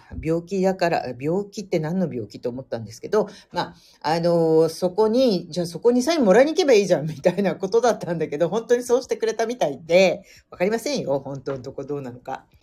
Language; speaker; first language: Japanese; native; Japanese